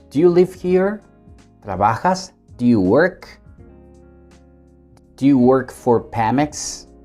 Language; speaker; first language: English; non-native, fluent; Spanish